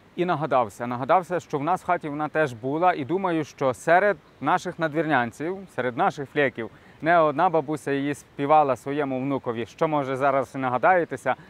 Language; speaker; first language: Ukrainian; native; Ukrainian